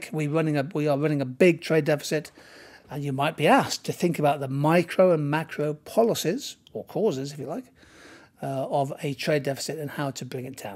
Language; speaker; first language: English; native; English